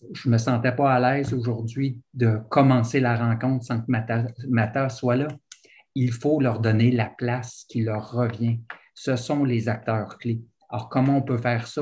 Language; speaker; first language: French; native; French